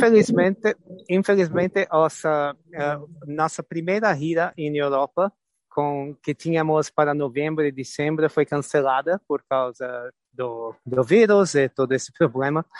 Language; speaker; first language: Portuguese; non-native, fluent; English